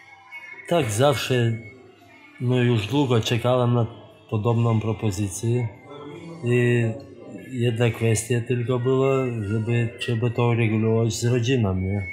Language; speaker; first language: Polish; non-native, fluent; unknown